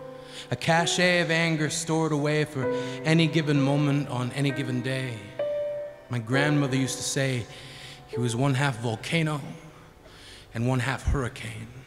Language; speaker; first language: English; native; English